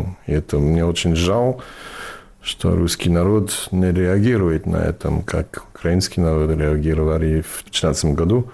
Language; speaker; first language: Russian; non-native, fluent; English